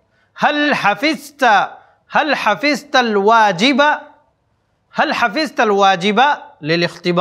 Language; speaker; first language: Arabic; non-native, fluent; Urdu